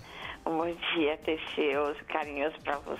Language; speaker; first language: Portuguese; native; Portuguese